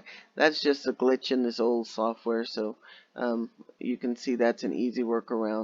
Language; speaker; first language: English; native; English